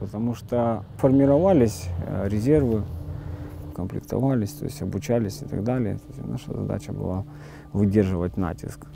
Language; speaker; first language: Russian; native; Russian